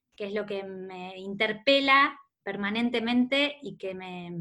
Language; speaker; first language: Spanish; native; Spanish